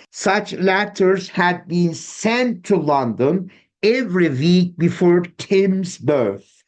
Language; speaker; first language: English; non-native, fluent; Turkish